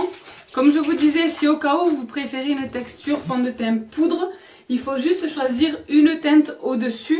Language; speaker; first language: French; native; French